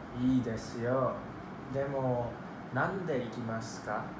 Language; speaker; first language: Japanese; non-native, learner; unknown